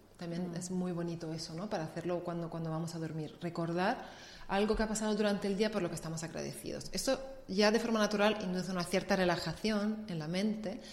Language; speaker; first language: Spanish; non-native, fluent; Italian